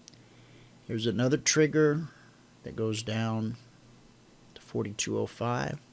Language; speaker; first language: English; native; English